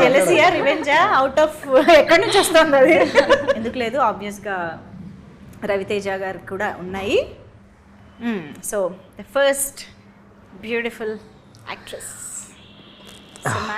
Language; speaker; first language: Telugu; native; Telugu